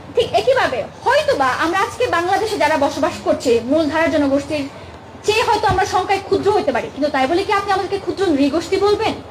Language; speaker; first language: Bangla; non-native, local second language; Chakma